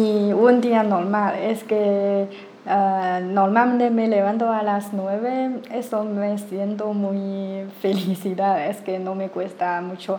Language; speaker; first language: Spanish; non-native, learner; Chinese